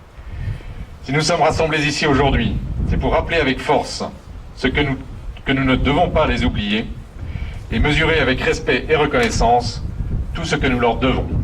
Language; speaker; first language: French; native; French